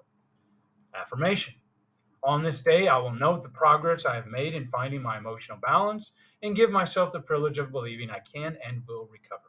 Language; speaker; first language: English; native; English